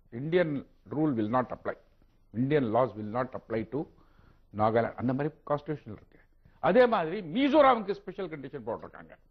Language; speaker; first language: Tamil; non-native, local second language; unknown